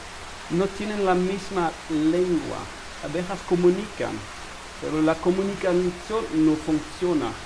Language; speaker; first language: Spanish; non-native, fluent; German